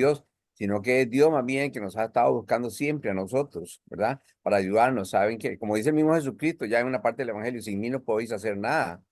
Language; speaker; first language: Spanish; native; Spanish